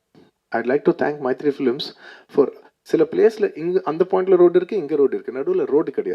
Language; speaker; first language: Tamil; non-native, local second language; Telugu